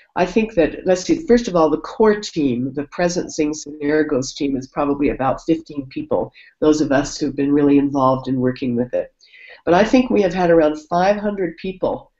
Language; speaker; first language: English; native; English